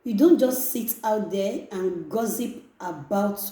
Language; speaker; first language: English; non-native, local second language; Yoruba